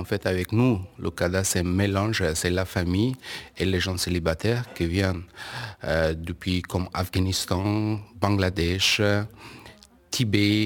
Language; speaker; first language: French; non-native, learner; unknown